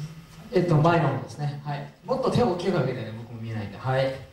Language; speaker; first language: Japanese; native; Japanese